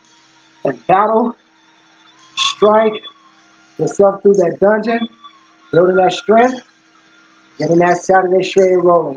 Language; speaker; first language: English; native; English